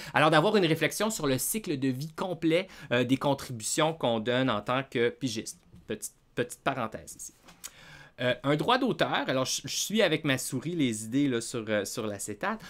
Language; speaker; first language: French; native; French